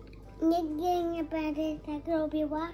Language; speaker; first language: Polish; early bilingual, heritage; Polish